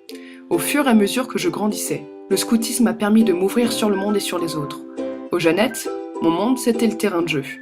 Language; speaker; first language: French; native; French